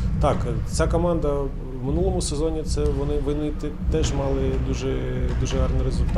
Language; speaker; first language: Ukrainian; non-native, local second language; Russian